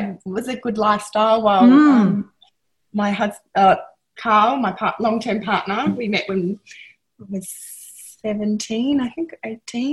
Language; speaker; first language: English; native; English